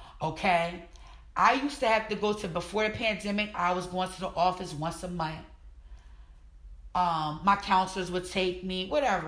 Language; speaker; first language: English; native; English